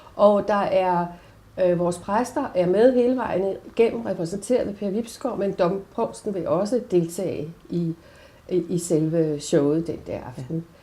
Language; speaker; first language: Danish; native; Danish